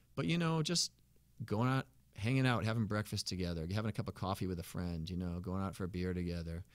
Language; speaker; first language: English; native; English